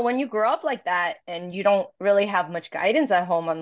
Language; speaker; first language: English; early bilingual, other home language; Cantonese